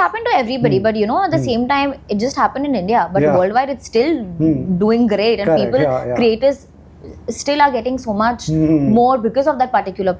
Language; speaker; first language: English; non-native, local second language; Hindi